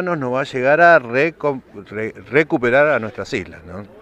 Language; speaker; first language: Spanish; native; Spanish